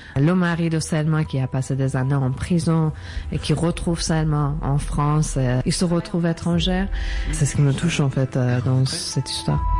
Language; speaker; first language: French; non-native, fluent; Persian